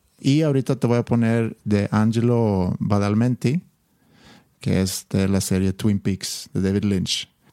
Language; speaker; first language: Spanish; non-native, fluent; Swedish